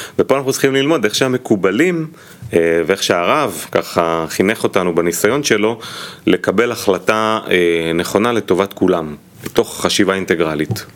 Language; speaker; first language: Hebrew; native; Hebrew